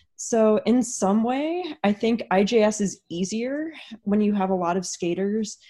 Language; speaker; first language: English; native; English